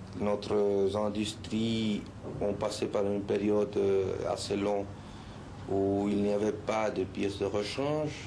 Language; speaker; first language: French; non-native, fluent; Spanish